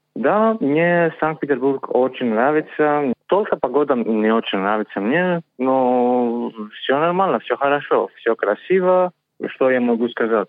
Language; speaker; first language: Russian; non-native, learner; Greek